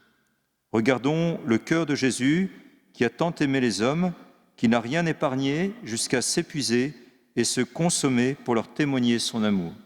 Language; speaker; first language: French; native; French